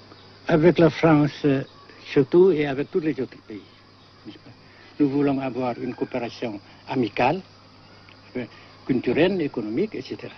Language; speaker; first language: French; non-native, fluent; Vietnamese